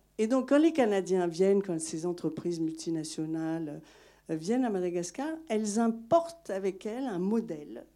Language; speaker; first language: French; non-native, local second language; Malagasy